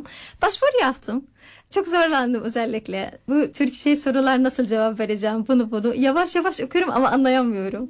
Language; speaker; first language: Turkish; non-native, learner; Arabic